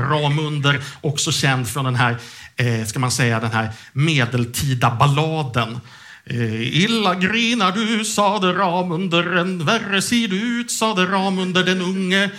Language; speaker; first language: Swedish; native; Swedish